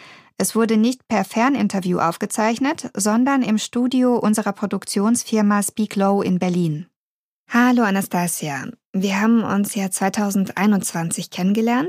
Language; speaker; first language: German; native; German